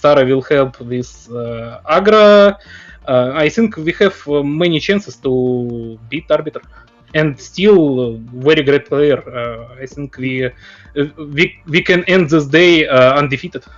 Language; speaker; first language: English; non-native, learner; Russian